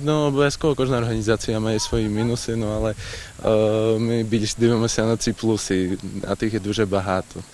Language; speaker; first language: Ukrainian; early bilingual, heritage; Ukrainian